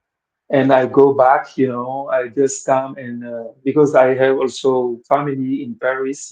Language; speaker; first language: English; non-native, fluent; Wolof